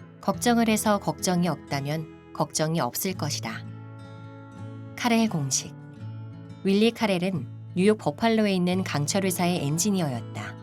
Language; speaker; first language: Korean; native; Korean